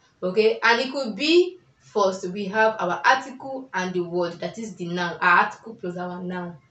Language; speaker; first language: English; non-native, local second language; Yoruba